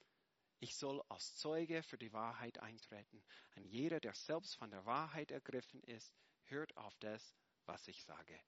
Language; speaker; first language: German; non-native, fluent; English